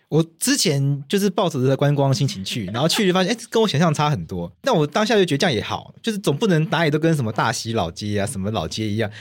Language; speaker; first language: Chinese; native; Chinese